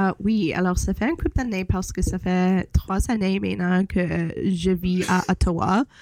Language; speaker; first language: French; non-native, local second language; English